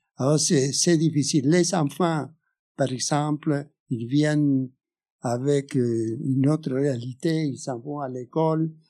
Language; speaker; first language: French; non-native, fluent; Spanish